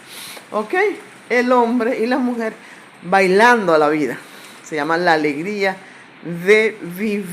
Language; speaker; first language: Spanish; native; Spanish